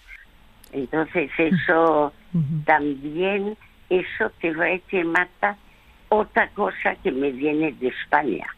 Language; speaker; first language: Spanish; early bilingual, other home language; French